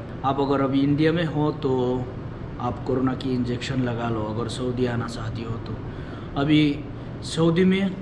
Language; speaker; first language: Hindi; non-native, local second language; Bangla